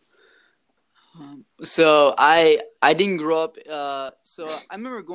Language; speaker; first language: English; native; English